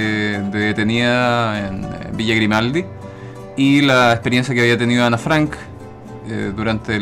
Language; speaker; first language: Spanish; native; Spanish